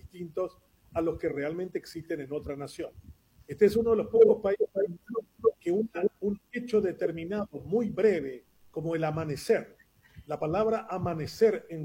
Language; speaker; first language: Spanish; non-native, local second language; Guarani